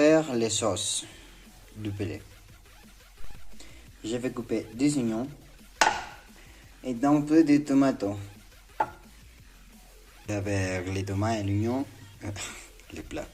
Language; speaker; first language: French; non-native, learner; Spanish